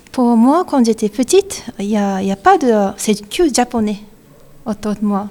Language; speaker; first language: French; non-native, learner; Japanese